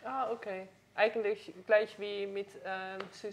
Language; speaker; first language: German; non-native, learner; Dutch